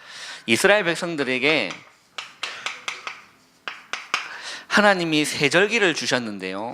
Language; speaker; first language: Korean; native; Korean